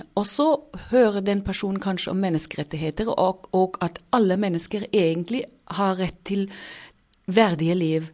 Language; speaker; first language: Norwegian; non-native, fluent; German